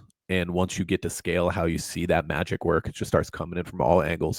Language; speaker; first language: English; native; English